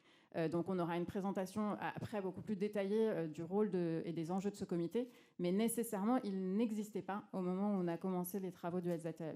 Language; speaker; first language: French; native; French